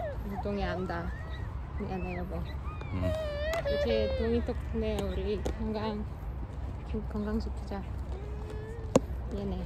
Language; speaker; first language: Korean; non-native, fluent; Russian